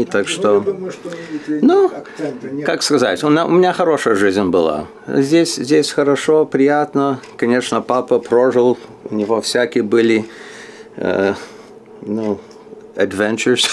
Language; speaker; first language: Russian; early bilingual, heritage; Russian